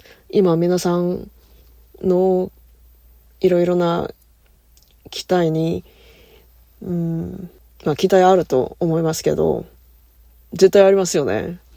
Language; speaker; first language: Japanese; non-native, learner; Korean